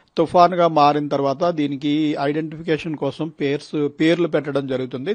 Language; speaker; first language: Telugu; native; Telugu